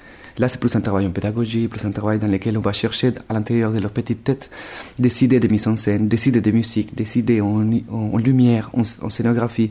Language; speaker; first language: French; non-native, fluent; Spanish